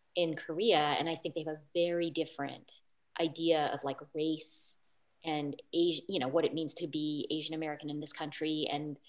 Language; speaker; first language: English; native; English